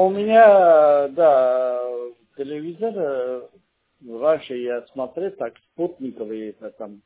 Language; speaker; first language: Russian; non-native, local second language; Armenian